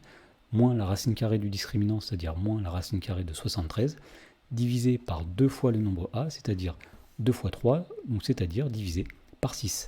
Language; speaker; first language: French; native; French